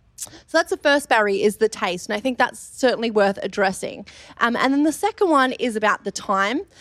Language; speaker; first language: English; native; English